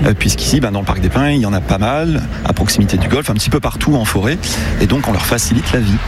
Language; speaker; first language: French; native; French